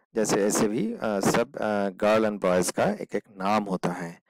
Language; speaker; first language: Hindi; non-native, local second language; Bangla